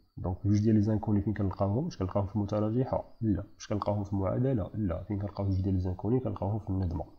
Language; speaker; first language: French; non-native, local second language; Arabic